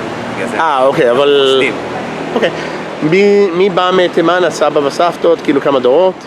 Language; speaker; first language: Hebrew; non-native, fluent; English